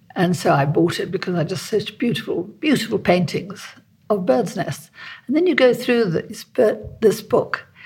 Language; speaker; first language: English; native; English